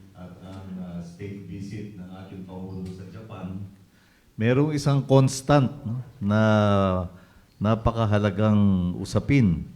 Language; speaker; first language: Filipino; native; Filipino